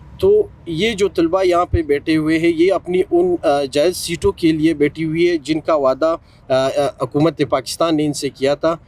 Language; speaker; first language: Urdu; non-native, local second language; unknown